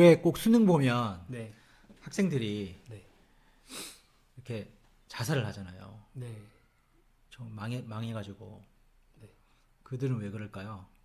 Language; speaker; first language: Korean; native; Korean